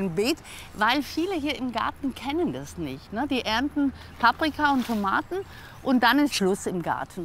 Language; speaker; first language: German; native; German